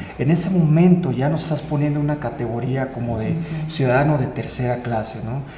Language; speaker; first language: Spanish; early bilingual, heritage; Spanish